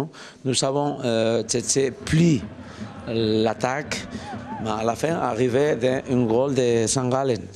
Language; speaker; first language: French; non-native, learner; Spanish